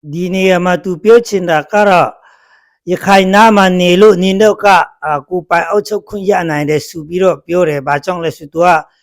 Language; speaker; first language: Burmese; non-native, local second language; Hakha Chin